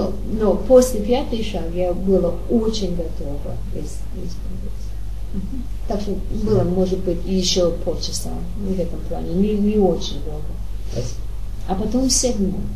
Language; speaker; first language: Russian; non-native, learner; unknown